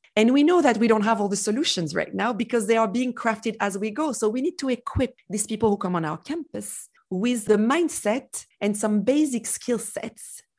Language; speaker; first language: English; non-native, fluent; French